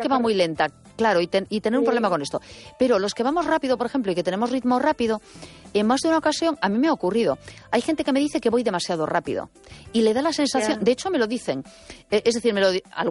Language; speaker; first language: Spanish; native; Spanish